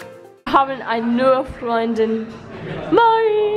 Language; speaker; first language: German; non-native, learner; English